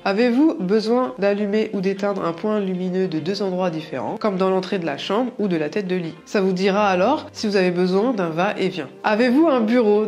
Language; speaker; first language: French; native; French